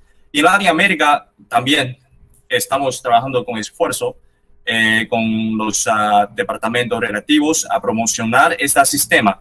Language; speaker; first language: Spanish; non-native, fluent; Chinese